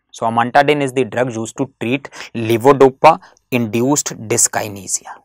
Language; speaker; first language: English; non-native, local second language; Hindi